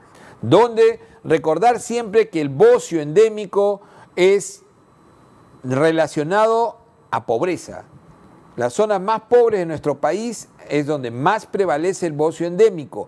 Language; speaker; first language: Spanish; native; Spanish